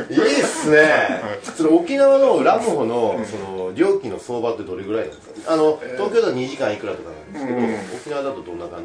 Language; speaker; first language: Japanese; native; Japanese